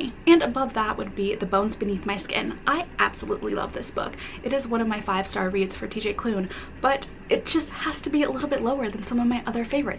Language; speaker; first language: English; native; English